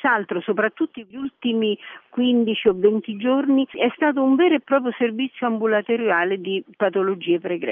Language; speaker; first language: Italian; native; Italian